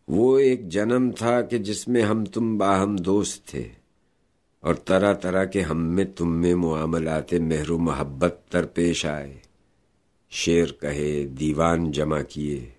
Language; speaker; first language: Urdu; native; Urdu